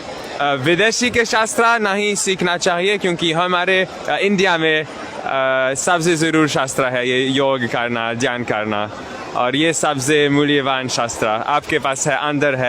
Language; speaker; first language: Hindi; non-native, learner; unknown